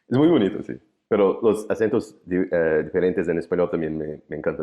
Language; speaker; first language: Spanish; non-native, fluent; Portuguese